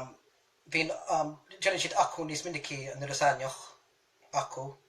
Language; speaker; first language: Irish; native; Irish